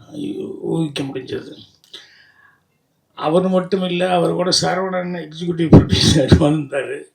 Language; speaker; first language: Tamil; native; Tamil